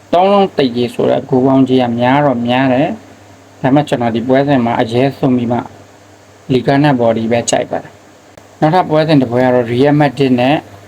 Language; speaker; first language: Burmese; native; Burmese